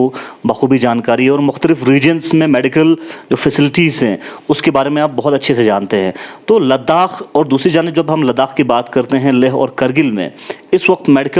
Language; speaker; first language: Hindi; non-native, local second language; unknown